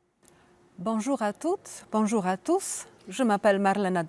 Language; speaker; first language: French; non-native, fluent; Polish